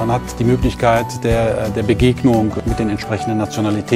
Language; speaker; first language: German; non-native, fluent; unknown